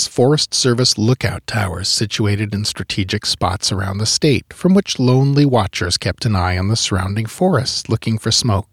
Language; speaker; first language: English; native; English